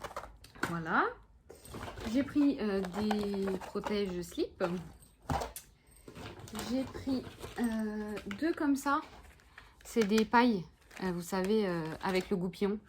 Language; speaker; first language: French; native; French